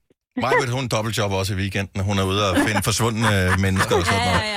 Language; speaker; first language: Danish; native; Danish